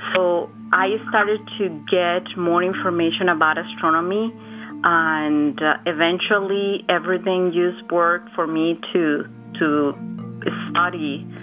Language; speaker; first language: English; non-native, fluent; Spanish